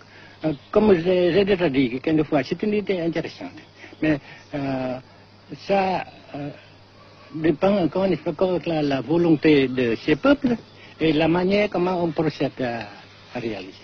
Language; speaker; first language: French; non-native, fluent; Vietnamese